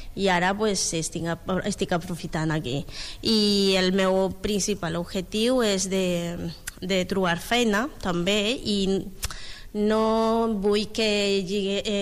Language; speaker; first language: Catalan; non-native, learner; Spanish